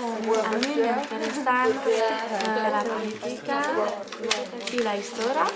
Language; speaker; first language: Spanish; non-native, learner; French